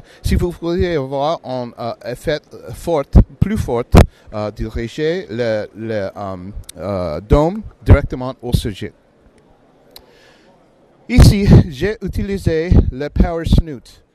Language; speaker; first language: French; non-native, learner; English